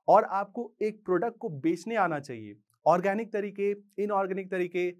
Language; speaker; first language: Hindi; native; Hindi